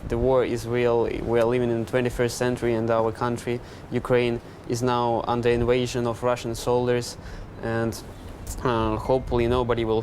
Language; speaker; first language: English; non-native, fluent; Ukrainian